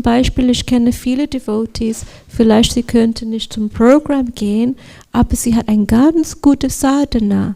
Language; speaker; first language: German; non-native, learner; English